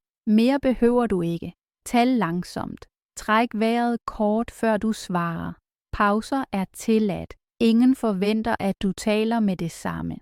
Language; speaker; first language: Danish; native; Danish